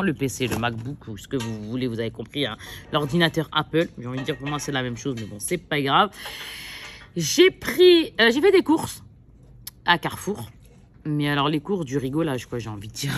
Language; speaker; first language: French; native; French